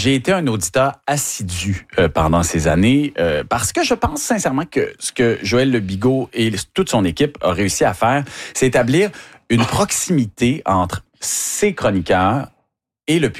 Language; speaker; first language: French; native; French